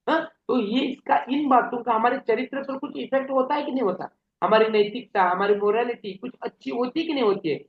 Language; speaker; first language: Hindi; non-native, local second language; Marathi